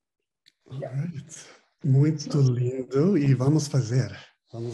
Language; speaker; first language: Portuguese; non-native, fluent; English